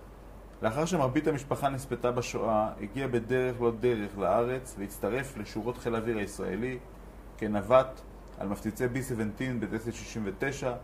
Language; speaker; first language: Hebrew; native; Hebrew